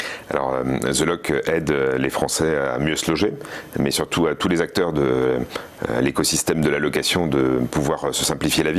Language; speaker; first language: French; native; French